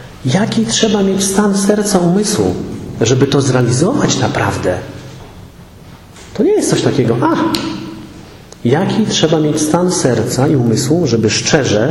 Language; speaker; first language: Polish; native; Polish